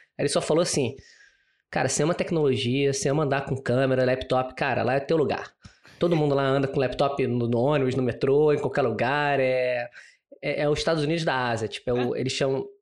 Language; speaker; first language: Portuguese; native; Portuguese